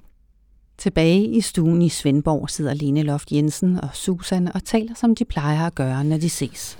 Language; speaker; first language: Danish; native; Danish